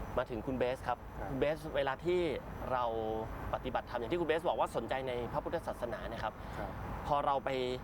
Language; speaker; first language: Thai; native; Thai